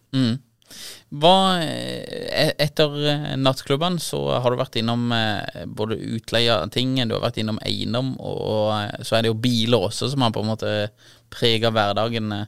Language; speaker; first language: Norwegian; native; Norwegian